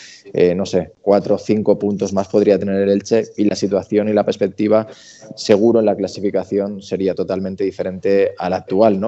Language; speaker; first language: Spanish; native; Spanish